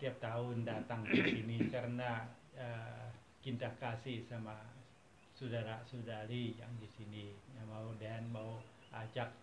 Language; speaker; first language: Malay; non-native, fluent; Thai